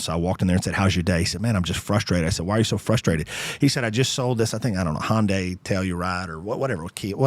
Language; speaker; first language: English; native; English